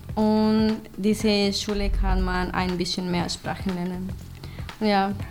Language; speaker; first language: German; non-native, learner; Spanish